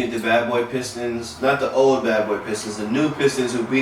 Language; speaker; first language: English; native; English